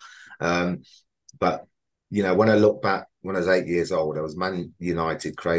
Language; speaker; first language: English; native; English